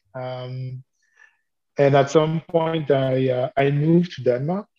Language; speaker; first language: English; non-native, fluent; French